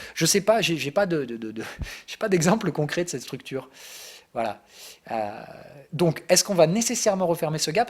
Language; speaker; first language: French; native; French